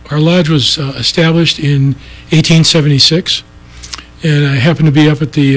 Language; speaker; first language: English; non-native, local second language; Greek